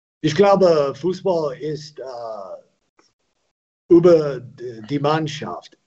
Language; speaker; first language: German; non-native, learner; English